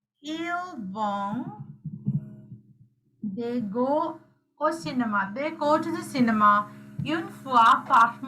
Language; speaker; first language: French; non-native, learner; Sinhala